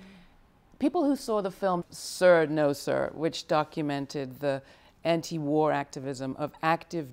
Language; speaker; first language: English; native; English